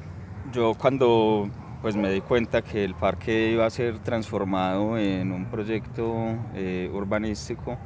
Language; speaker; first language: Spanish; native; Spanish